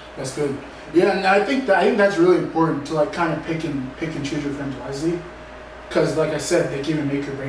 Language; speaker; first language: English; native; English